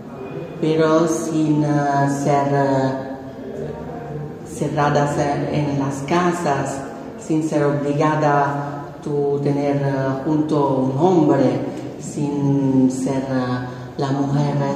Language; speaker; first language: Spanish; non-native, fluent; Italian